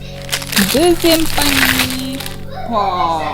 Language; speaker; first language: French; native; French